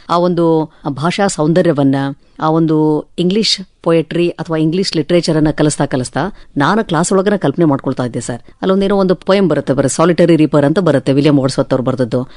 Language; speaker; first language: Kannada; native; Kannada